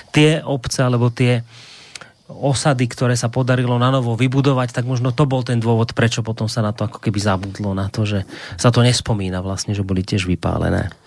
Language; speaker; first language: Slovak; native; Slovak